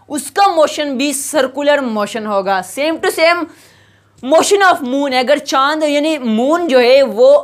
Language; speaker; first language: Urdu; non-native, local second language; Pashto